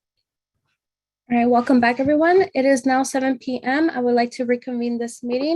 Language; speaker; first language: English; native; English